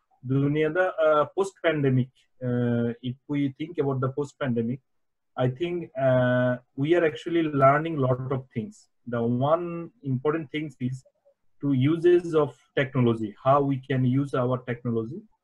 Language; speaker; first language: English; non-native, local second language; Bangla